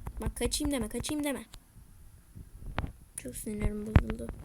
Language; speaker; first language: Turkish; native; Turkish